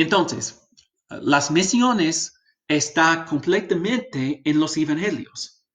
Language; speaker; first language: Spanish; non-native, fluent; English